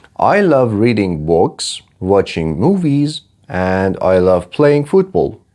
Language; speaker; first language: English; non-native, fluent; Persian